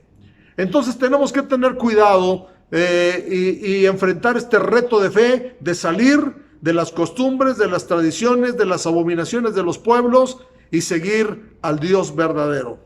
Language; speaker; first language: Spanish; native; Spanish